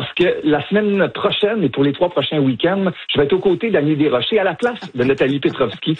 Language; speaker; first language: French; native; French